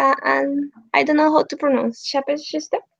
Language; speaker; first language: English; non-native, learner; Spanish